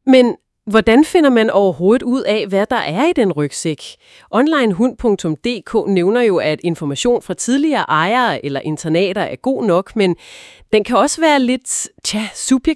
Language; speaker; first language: Danish; native; Danish